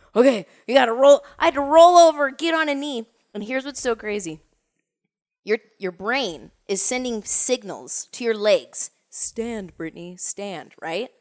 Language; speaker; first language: English; native; English